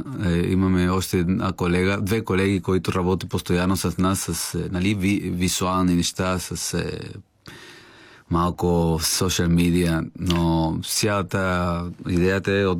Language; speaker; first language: Bulgarian; non-native, learner; Spanish